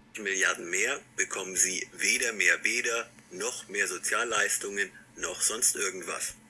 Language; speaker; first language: German; native; German